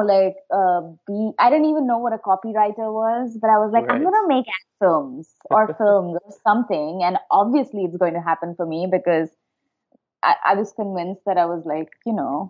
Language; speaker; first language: English; non-native, local second language; Hindi